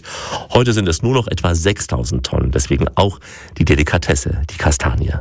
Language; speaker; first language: German; native; German